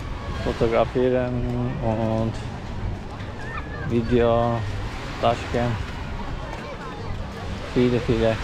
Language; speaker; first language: German; non-native, learner; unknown